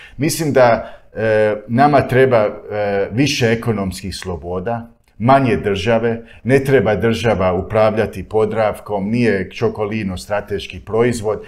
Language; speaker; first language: Croatian; early bilingual, heritage; Croatian